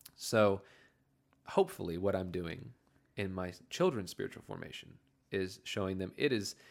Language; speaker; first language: English; native; English